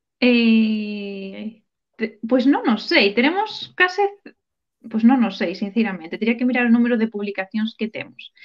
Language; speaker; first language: Galician; non-native, local second language; Spanish